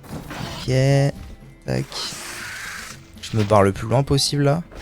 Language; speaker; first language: French; native; French